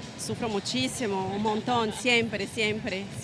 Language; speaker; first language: Spanish; non-native, fluent; Portuguese